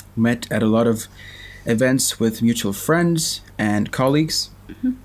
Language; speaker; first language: English; non-native, fluent; Swedish